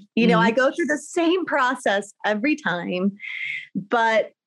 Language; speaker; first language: English; native; English